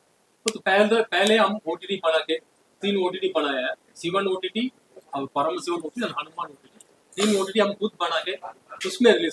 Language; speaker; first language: Hindi; non-native, learner; Tamil